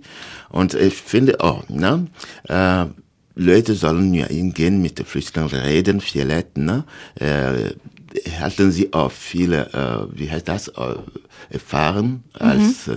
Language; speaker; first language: German; non-native, learner; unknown